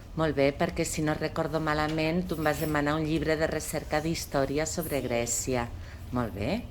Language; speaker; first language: Catalan; native; Catalan